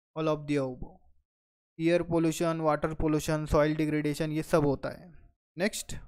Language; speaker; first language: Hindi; non-native, local second language; Marathi